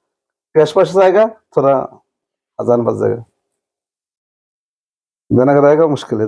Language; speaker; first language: Hindi; non-native, learner; Bangla